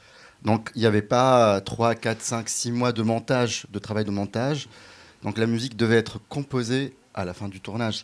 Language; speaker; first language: French; non-native, local second language; Arabic